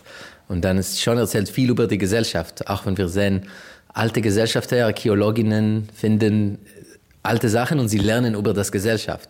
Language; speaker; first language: German; non-native, fluent; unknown